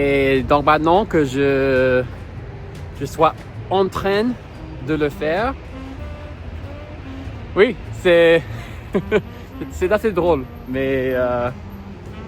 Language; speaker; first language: French; non-native, fluent; English